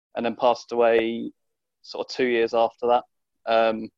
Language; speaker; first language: English; native; English